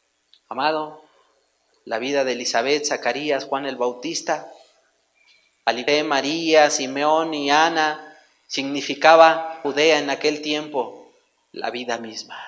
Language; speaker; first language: Spanish; native; Spanish